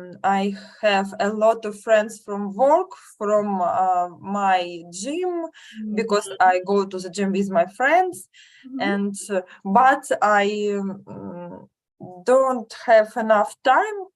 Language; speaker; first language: English; non-native, learner; Russian